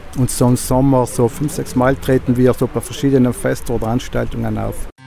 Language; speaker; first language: German; native; German